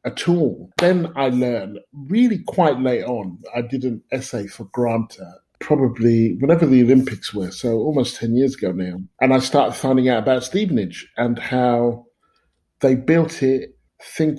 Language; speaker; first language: English; native; English